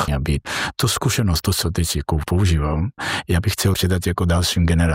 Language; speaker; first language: Czech; non-native, learner; Georgian